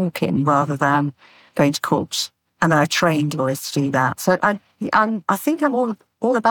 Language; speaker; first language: English; native; English